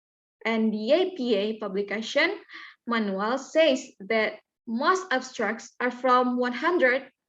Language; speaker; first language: English; non-native, learner; Indonesian